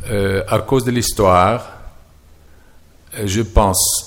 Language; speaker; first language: French; non-native, fluent; German